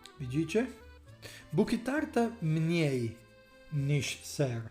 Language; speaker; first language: Polish; non-native, learner; Italian